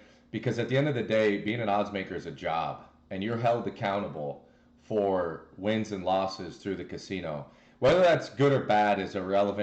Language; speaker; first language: English; native; English